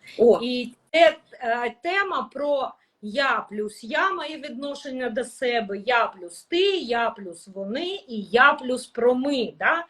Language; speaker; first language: Ukrainian; non-native, local second language; Russian